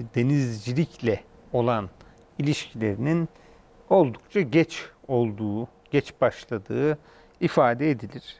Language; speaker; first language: Turkish; native; Turkish